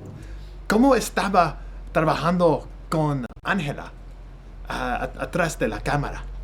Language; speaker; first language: Spanish; non-native, learner; English